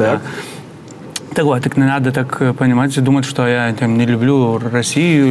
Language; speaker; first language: Russian; non-native, fluent; Lithuanian